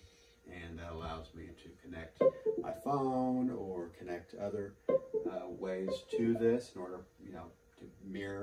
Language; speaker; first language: English; native; English